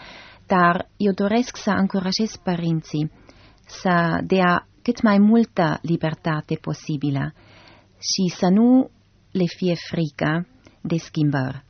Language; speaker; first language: Romanian; non-native, fluent; German